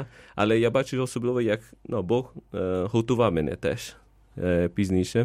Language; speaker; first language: Ukrainian; non-native, fluent; Spanish